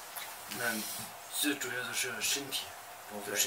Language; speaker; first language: Chinese; non-native, local second language; Tibetan